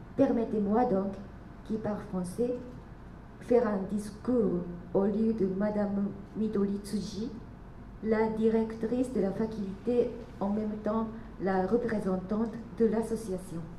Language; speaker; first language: French; non-native, fluent; Japanese